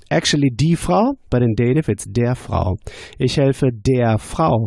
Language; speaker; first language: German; non-native, fluent; English